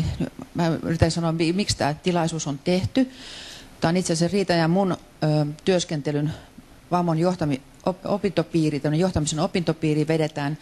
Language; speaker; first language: Finnish; native; Finnish